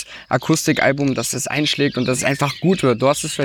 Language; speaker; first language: German; native; German